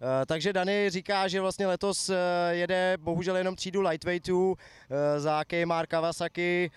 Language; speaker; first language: Czech; native; Czech